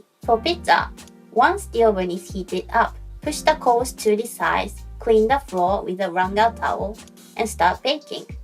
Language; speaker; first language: English; non-native, fluent; Japanese